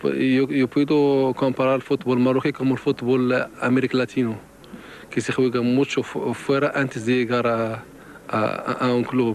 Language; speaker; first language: Spanish; non-native, fluent; Arabic